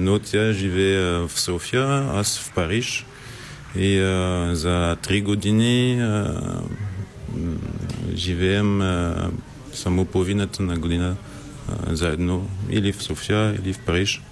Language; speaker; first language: Bulgarian; non-native, learner; French